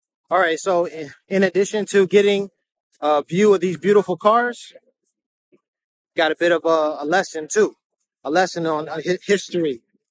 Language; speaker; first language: English; native; English